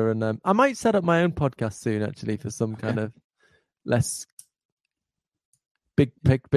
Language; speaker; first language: English; native; English